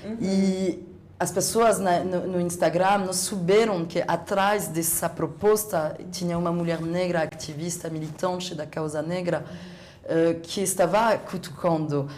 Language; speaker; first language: Portuguese; non-native, fluent; French